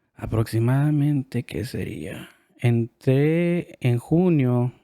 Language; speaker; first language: Spanish; early bilingual, heritage; Spanish